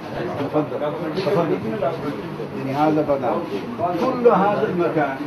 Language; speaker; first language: Arabic; non-native, learner; Urdu